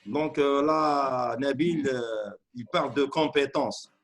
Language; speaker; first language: French; non-native, local second language; Arabic